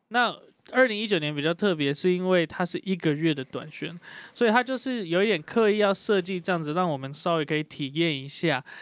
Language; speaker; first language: Chinese; native; Chinese